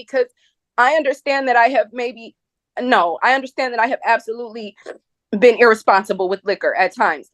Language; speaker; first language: English; native; English